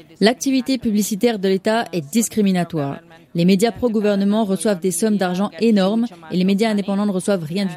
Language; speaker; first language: French; non-native, fluent; Hungarian